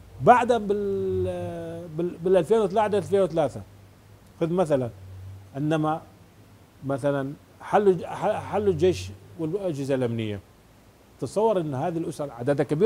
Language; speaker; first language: Arabic; native; Arabic